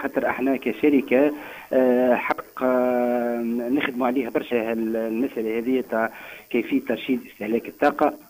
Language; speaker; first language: Arabic; native; Arabic